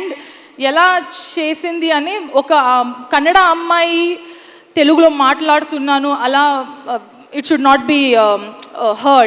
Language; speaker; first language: Telugu; non-native, learner; Kannada